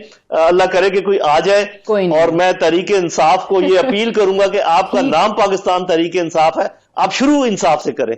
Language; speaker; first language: Urdu; native; Urdu